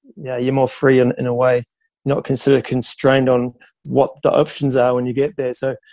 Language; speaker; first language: English; native; English